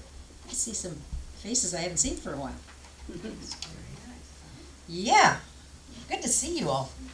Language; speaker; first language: English; native; English